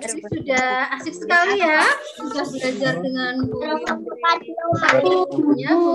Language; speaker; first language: Indonesian; native; Indonesian